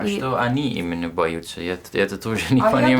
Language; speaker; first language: Russian; non-native, fluent; Dutch